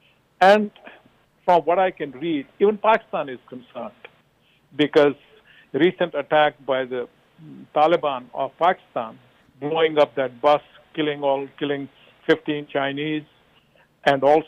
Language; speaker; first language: English; non-native, local second language; Kashmiri